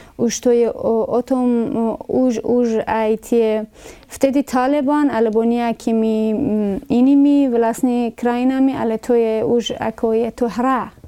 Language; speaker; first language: Slovak; non-native, fluent; Persian